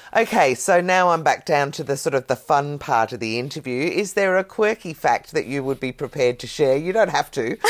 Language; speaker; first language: English; native; English